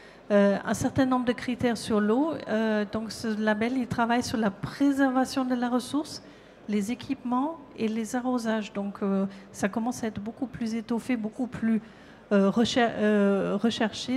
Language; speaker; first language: French; non-native, fluent; German